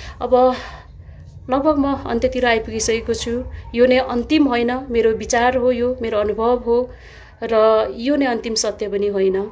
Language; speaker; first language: Nepali; non-native, local second language; Limburgish